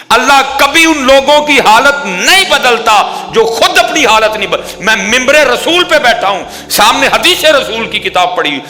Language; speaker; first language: Urdu; non-native, local second language; Punjabi